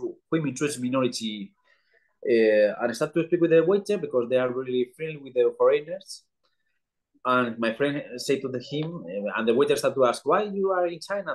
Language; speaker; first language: English; non-native, learner; Spanish